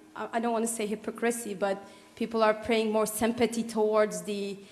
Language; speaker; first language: English; non-native, fluent; Turkish